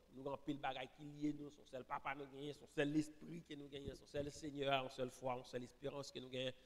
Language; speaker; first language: French; non-native, local second language; Haitian Creole